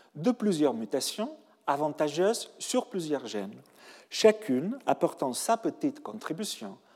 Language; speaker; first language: French; non-native, fluent; Spanish